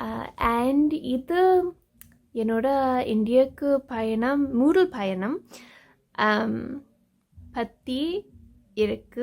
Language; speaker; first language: Tamil; non-native, learner; English